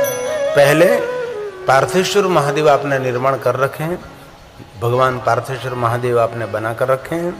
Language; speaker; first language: Hindi; non-native, local second language; Gujarati